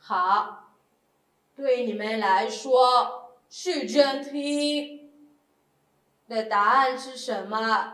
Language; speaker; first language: Chinese; non-native, fluent; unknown